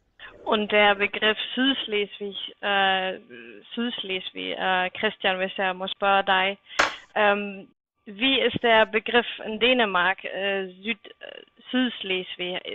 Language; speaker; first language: German; native; German